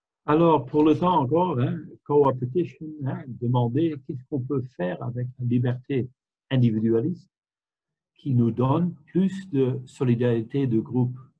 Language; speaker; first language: French; non-native, fluent; Dutch